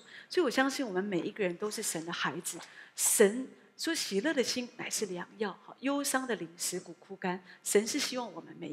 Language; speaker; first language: Chinese; native; Chinese